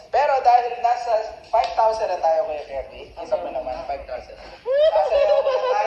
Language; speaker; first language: Filipino; native; Filipino